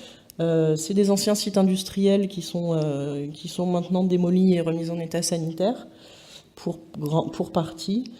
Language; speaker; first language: French; native; French